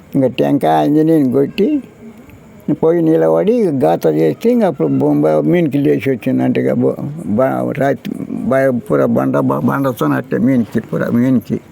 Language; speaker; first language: Telugu; native; Telugu